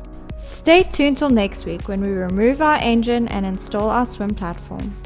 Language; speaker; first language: English; native; English